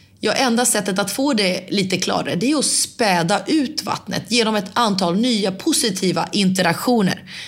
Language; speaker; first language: Swedish; early bilingual, other home language; Finnish